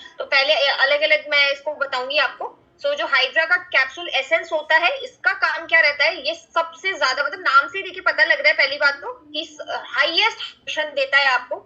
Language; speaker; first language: Hindi; native; Hindi